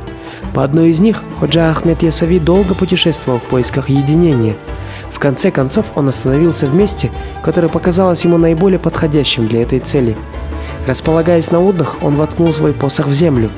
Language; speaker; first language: Russian; native; Russian